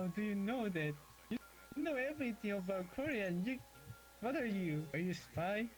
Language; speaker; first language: English; non-native, learner; Korean